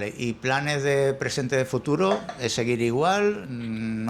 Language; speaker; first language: Spanish; native; Spanish